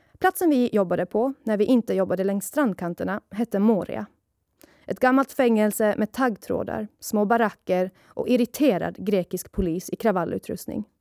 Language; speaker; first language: Swedish; early bilingual, other home language; Persian